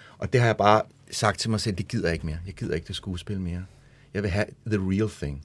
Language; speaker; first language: Danish; early bilingual, other home language; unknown